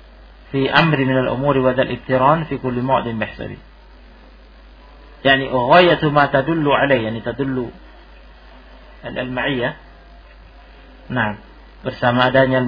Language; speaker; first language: Arabic; non-native, fluent; Indonesian